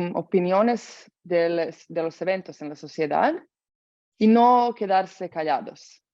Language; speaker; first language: Spanish; non-native, fluent; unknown